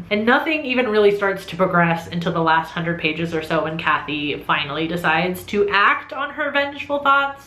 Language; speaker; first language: English; native; English